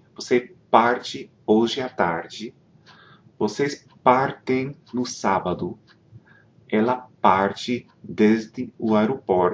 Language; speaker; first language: Portuguese; non-native, fluent; English